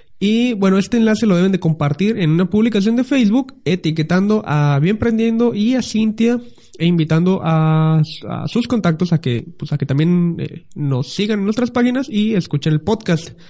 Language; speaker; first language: Spanish; native; Spanish